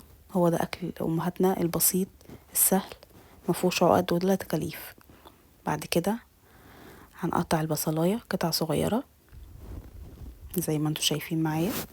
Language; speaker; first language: Arabic; native; Arabic